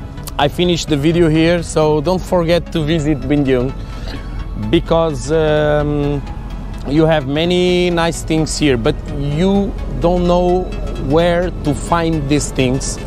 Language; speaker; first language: English; non-native, fluent; Portuguese